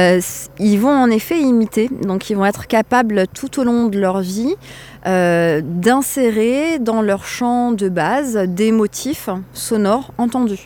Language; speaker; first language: French; native; French